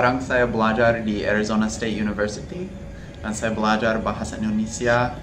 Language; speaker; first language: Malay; non-native, fluent; English